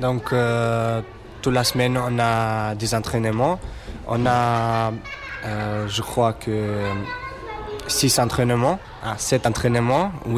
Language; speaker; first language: French; non-native, learner; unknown